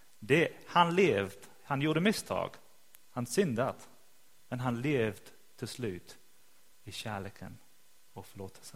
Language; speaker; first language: Swedish; non-native, fluent; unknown